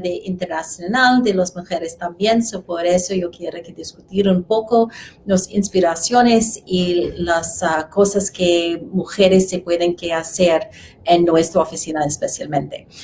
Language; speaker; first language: Spanish; non-native, learner; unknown